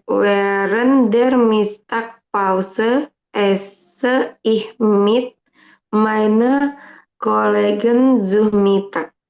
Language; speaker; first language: German; non-native, learner; Indonesian